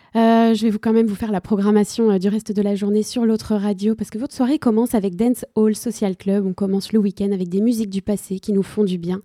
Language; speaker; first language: French; native; French